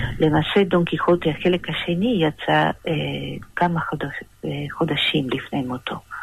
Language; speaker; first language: Hebrew; non-native, fluent; Spanish